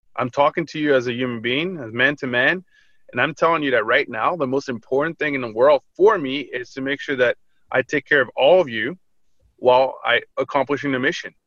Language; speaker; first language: English; early bilingual, other home language; French